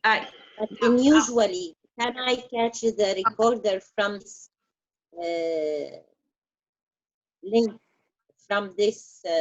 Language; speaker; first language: English; non-native, learner; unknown